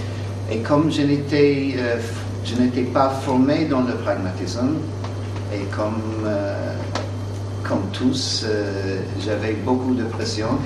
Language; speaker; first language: French; non-native, fluent; English